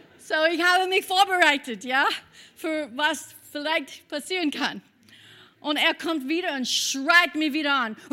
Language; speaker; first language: German; non-native, fluent; English